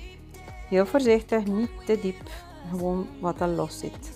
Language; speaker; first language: Dutch; non-native, fluent; Spanish